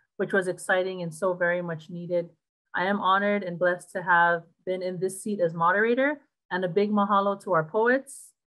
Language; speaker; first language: English; native; English